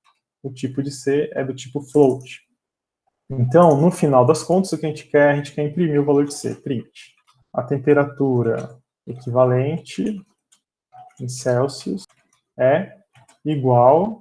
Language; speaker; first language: Portuguese; native; Portuguese